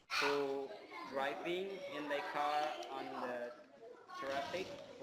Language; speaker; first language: English; non-native, learner; Indonesian